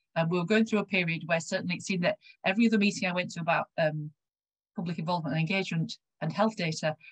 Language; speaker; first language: English; native; English